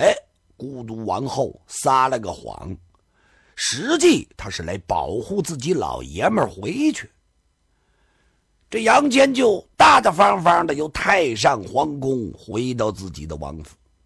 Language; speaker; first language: Chinese; native; Chinese